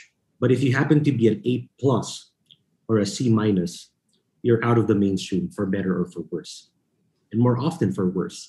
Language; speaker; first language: English; non-native, local second language; Filipino